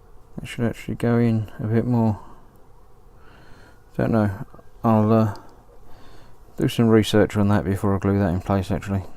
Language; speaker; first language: English; native; English